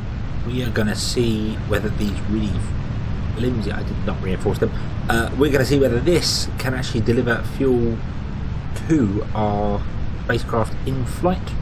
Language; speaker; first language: English; native; English